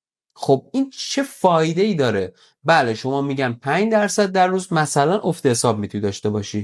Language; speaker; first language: Persian; native; Persian